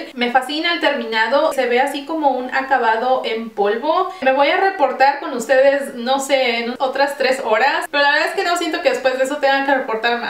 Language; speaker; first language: Spanish; early bilingual, heritage; Spanish